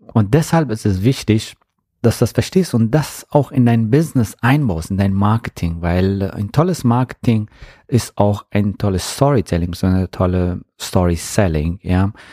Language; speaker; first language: German; non-native, fluent; Persian